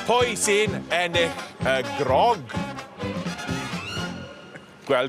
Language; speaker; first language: Welsh; non-native, learner; English